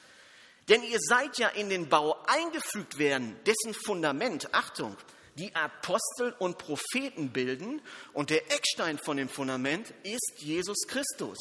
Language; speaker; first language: German; native; German